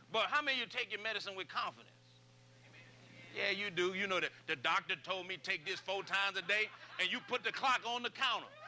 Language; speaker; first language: English; native; English